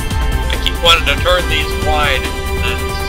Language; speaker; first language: English; native; English